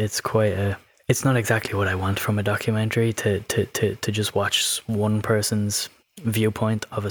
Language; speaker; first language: English; native; English